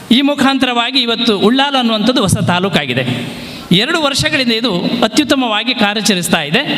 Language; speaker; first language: Kannada; non-native, local second language; Tulu